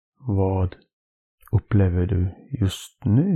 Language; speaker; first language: Swedish; non-native, fluent; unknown